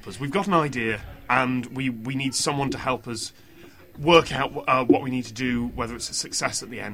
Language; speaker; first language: English; native; English